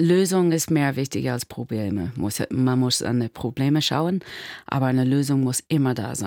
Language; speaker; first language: German; non-native, learner; English